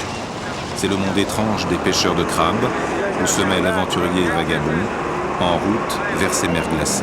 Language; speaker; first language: French; native; French